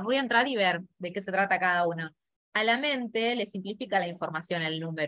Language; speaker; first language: Spanish; native; Spanish